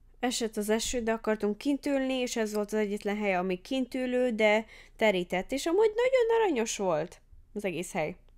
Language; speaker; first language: Hungarian; early bilingual, heritage; Hungarian